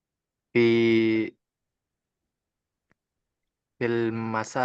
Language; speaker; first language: Arabic; non-native, learner; Indonesian